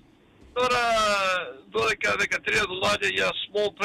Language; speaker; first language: Greek; early bilingual, heritage; Greek